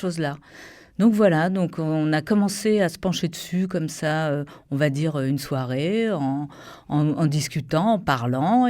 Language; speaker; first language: French; native; French